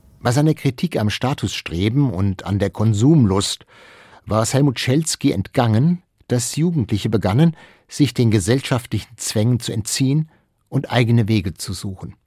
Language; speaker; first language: German; native; German